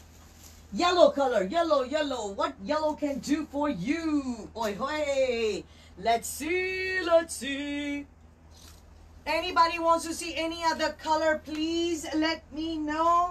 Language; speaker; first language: English; non-native, local second language; Urdu